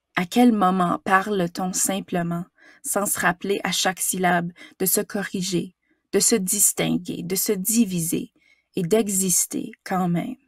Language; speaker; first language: French; native; French